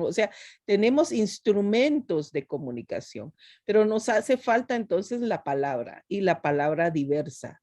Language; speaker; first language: Spanish; native; Spanish